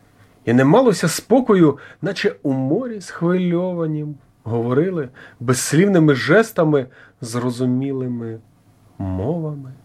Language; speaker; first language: Ukrainian; native; Ukrainian